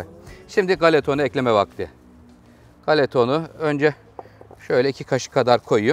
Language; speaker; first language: Turkish; native; Turkish